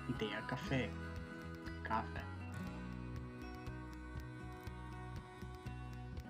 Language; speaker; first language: German; non-native, fluent; Macedonian